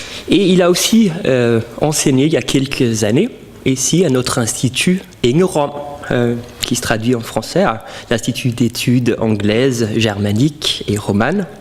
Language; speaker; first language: French; non-native, fluent; Danish